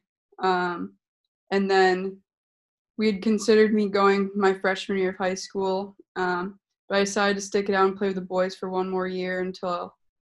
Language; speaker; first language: English; native; English